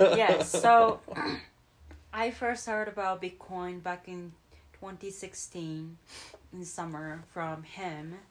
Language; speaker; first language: English; non-native, fluent; Japanese